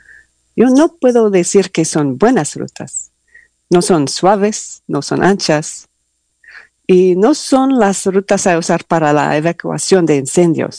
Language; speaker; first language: Spanish; non-native, learner; English